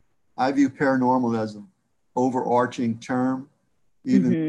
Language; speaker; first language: English; native; English